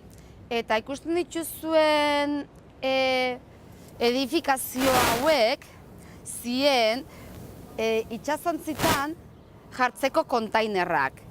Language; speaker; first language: Basque; non-native, local second language; Spanish